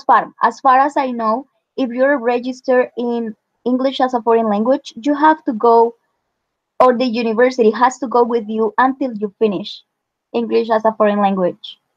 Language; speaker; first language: English; non-native, fluent; Spanish